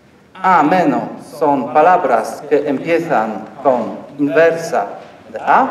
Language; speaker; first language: Spanish; non-native, learner; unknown